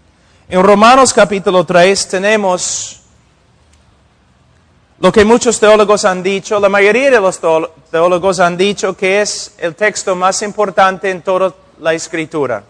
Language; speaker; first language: Spanish; non-native, fluent; English